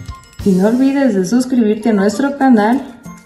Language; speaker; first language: Spanish; native; Spanish